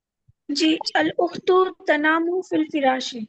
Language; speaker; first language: Arabic; non-native, learner; Urdu